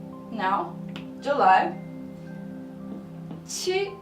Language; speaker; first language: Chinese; non-native, learner; English